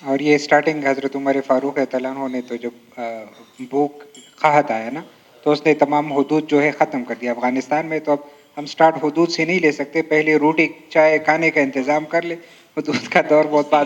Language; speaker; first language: Urdu; native; Urdu